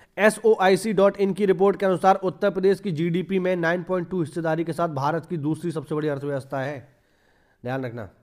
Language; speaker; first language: Hindi; native; Hindi